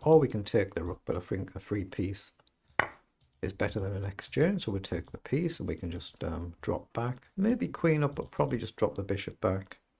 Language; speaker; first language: English; native; English